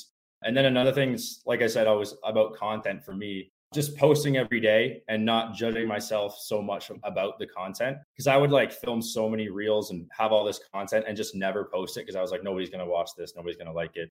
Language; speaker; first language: English; native; English